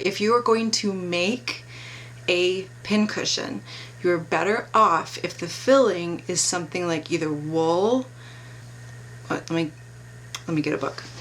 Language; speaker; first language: English; native; English